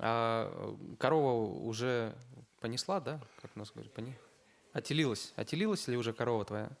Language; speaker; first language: Russian; native; Russian